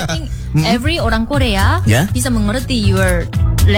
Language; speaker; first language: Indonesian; non-native, learner; Korean